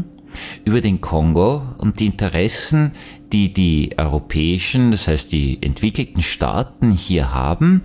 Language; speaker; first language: German; native; German